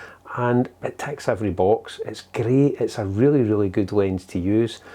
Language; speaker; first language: English; native; English